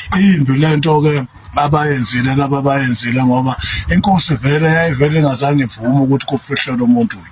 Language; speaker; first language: Zulu; native; Zulu